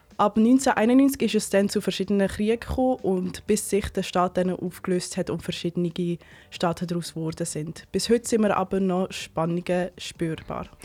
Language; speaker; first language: German; native; German